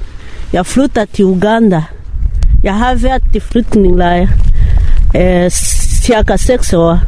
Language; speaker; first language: Danish; non-native, learner; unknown